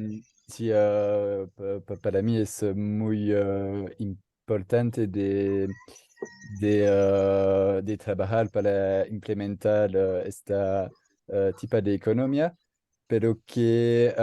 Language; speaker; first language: Spanish; non-native, learner; French